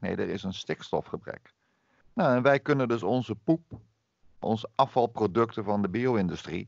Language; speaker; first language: Dutch; native; Dutch